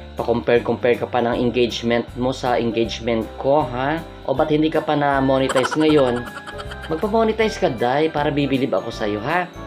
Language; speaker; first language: Filipino; non-native, local second language; Hiligaynon